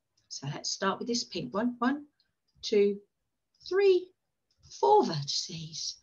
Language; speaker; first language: English; native; English